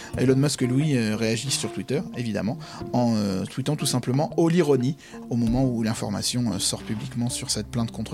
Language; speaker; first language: French; native; French